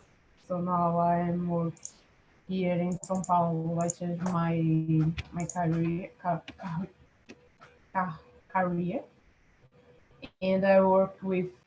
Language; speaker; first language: English; non-native, learner; Portuguese